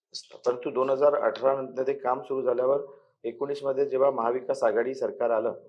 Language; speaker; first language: Marathi; native; Marathi